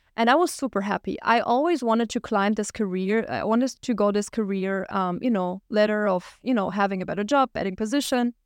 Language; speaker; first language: English; non-native, fluent; German